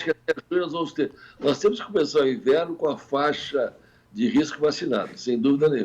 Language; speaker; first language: Portuguese; native; Portuguese